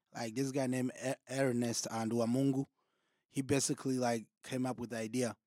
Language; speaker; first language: English; non-native, local second language; Rundi